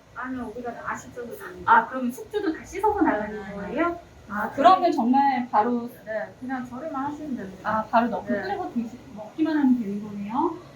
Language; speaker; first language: Korean; early bilingual, heritage; Korean